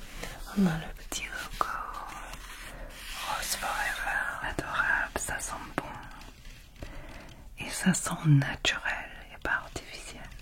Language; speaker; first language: French; non-native, fluent; English